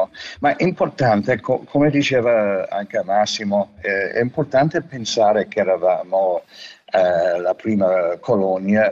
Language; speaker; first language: Italian; non-native, fluent; English